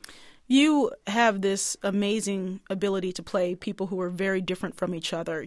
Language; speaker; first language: English; native; English